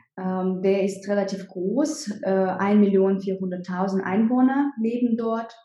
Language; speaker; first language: German; non-native, fluent; Russian